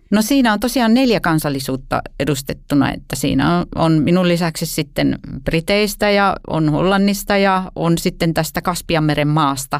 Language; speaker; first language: Finnish; native; Finnish